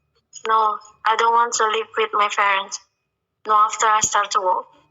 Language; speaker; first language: English; non-native, learner; Indonesian